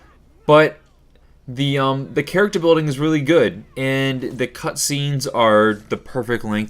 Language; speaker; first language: English; native; English